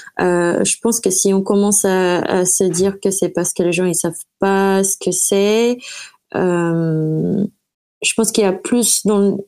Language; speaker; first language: French; non-native, fluent; English